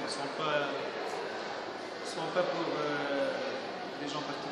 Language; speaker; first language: French; non-native, local second language; Arabic